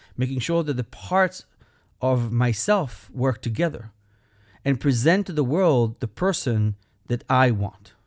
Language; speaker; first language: English; non-native, fluent; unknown